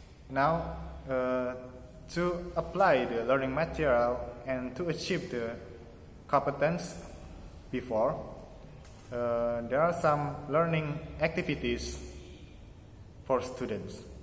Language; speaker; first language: English; non-native, learner; Indonesian